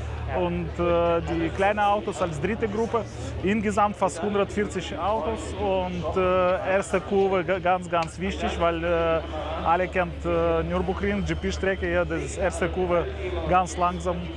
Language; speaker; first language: German; non-native, learner; Russian